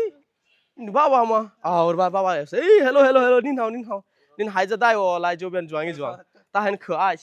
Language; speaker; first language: Chinese; non-native, fluent; Bangla